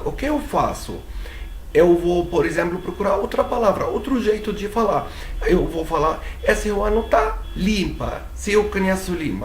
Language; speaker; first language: Portuguese; non-native, fluent; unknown